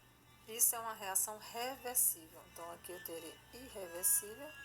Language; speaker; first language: Portuguese; native; Portuguese